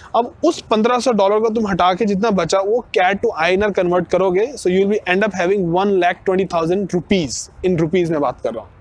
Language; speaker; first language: Hindi; non-native, local second language; Punjabi